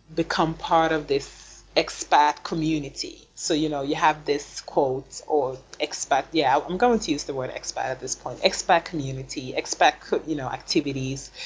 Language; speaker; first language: English; non-native, fluent; Swedish